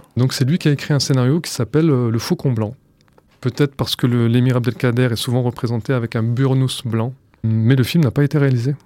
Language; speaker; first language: French; native; French